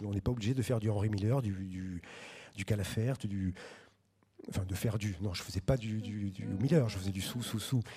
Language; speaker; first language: French; native; French